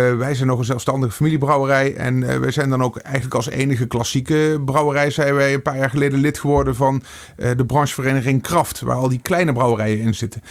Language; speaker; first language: Dutch; native; Dutch